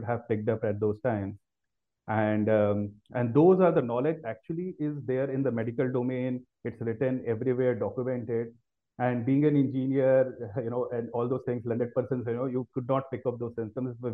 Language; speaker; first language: English; non-native, local second language; Hindi